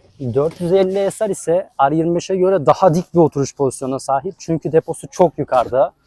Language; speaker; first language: Turkish; native; Turkish